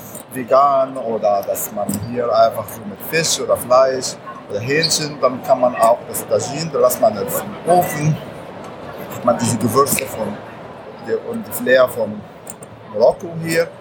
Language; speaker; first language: German; non-native, fluent; Arabic